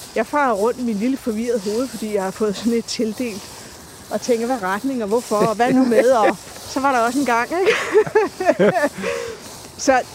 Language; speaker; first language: Danish; native; Danish